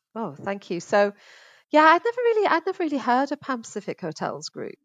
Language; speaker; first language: English; native; English